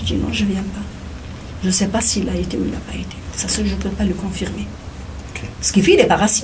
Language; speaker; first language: French; non-native, local second language; Kabyle